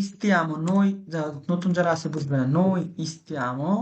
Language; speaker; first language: Italian; non-native, fluent; Bangla